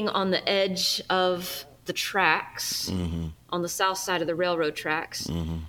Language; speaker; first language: English; native; English